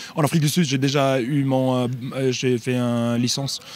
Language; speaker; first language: French; non-native, fluent; English